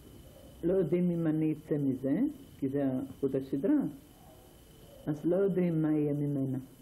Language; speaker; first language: Hebrew; non-native, fluent; Ladino